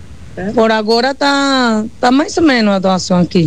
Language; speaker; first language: Portuguese; non-native, learner; Spanish